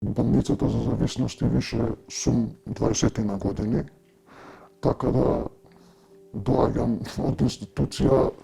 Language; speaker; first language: Macedonian; native; Macedonian